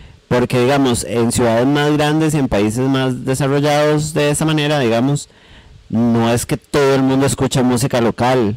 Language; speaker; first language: Spanish; native; Spanish